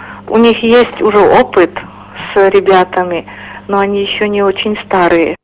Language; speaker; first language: Russian; non-native, fluent; Czech